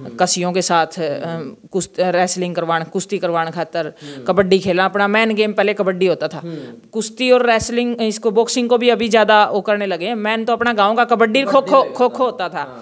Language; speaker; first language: Hindi; native; Hindi